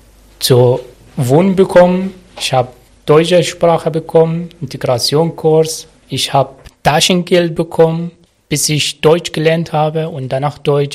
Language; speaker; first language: German; non-native, learner; Arabic